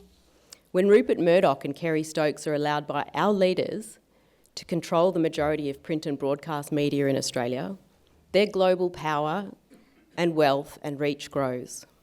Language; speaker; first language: English; native; English